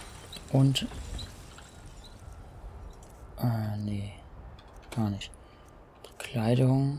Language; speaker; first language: German; native; German